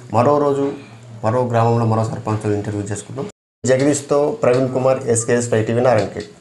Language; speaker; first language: Telugu; native; Telugu